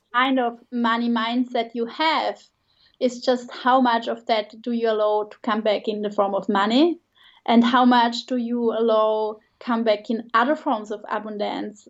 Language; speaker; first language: English; non-native, fluent; Swiss German